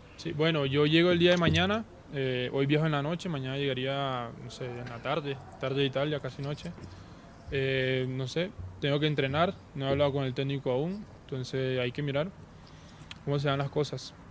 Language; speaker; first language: Spanish; native; Spanish